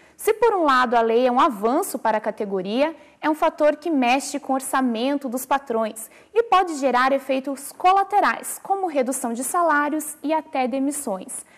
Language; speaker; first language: Portuguese; native; Portuguese